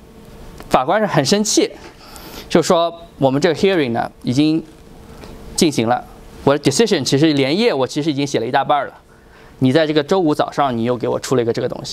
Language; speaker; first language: Chinese; native; Chinese